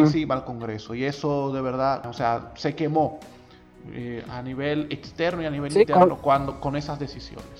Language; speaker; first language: Spanish; native; Spanish